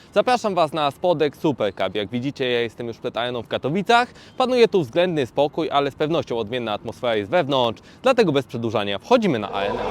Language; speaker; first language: Polish; native; Polish